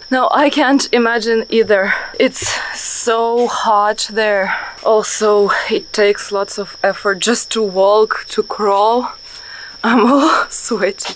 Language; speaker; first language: English; non-native, fluent; Russian